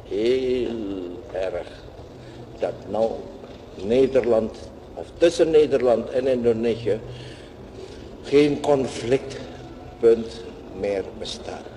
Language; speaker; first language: Dutch; non-native, local second language; Javanese